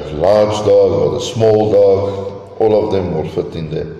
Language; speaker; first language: English; non-native, local second language; Afrikaans